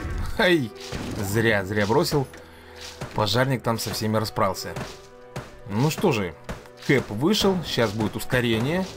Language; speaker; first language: Russian; native; Russian